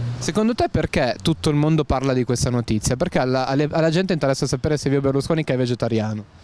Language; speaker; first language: Italian; native; Italian